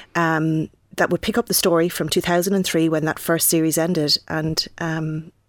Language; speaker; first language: English; native; English